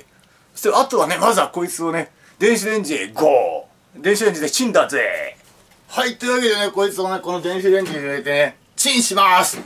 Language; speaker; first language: Japanese; native; Japanese